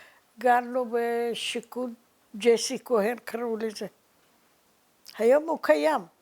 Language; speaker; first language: Hebrew; early bilingual, other home language; Arabic